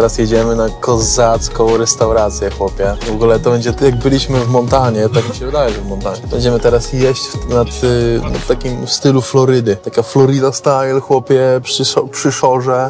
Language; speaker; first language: Polish; native; Polish